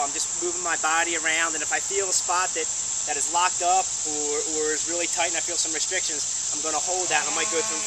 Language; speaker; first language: English; native; English